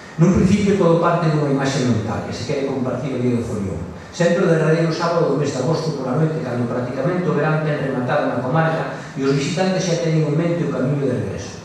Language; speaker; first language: Galician; native; Galician